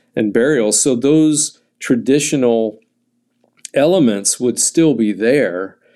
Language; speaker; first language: English; native; English